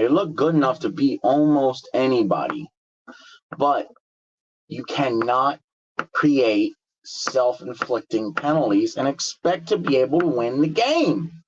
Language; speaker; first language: English; native; English